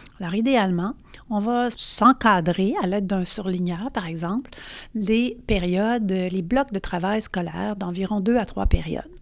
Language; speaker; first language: French; native; French